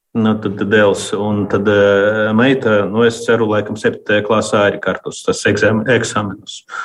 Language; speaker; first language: Latvian; non-native, local second language; Russian